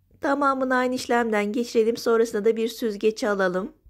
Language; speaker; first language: Turkish; native; Turkish